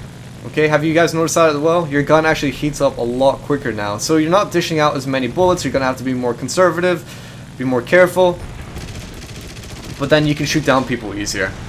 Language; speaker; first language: English; native; English